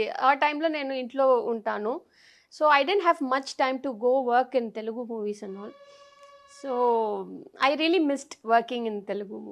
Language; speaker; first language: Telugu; non-native, fluent; Tamil